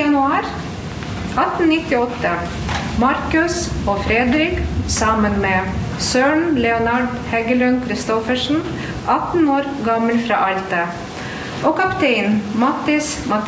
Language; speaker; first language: Norwegian; non-native, fluent; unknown